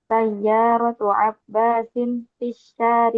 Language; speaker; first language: Arabic; non-native, learner; Indonesian